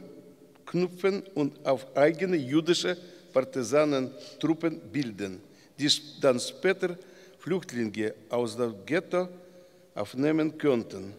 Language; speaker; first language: German; non-native, learner; Russian